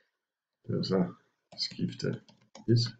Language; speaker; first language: Danish; native; Danish